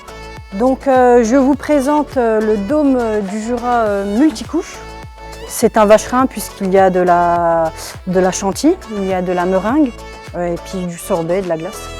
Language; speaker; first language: French; native; French